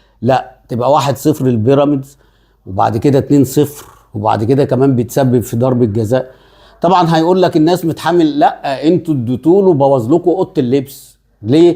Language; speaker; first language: Arabic; native; Arabic